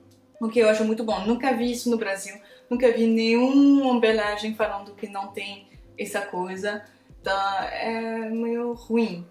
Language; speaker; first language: Portuguese; non-native, fluent; French